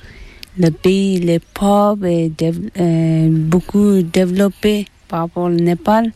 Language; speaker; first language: French; non-native, learner; Tibetan